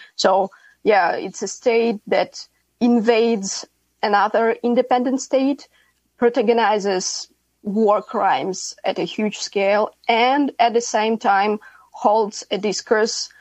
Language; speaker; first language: English; non-native, fluent; Ukrainian